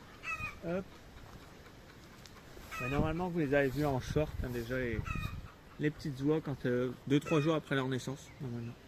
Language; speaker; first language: French; native; French